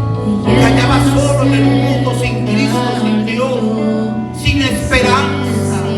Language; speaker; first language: Spanish; native; Spanish